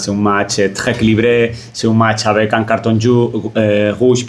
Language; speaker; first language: French; non-native, fluent; Spanish